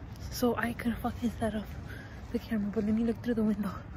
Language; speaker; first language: English; early bilingual, other home language; Spanish